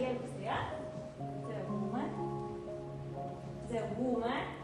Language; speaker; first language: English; non-native, fluent; Uzbek